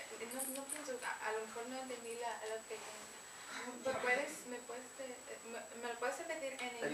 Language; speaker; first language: Spanish; non-native, fluent; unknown